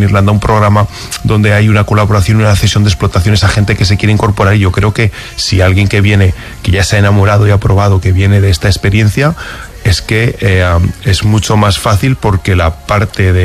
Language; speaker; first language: Spanish; native; Spanish